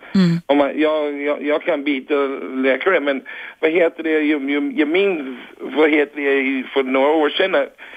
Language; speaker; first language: Swedish; non-native, fluent; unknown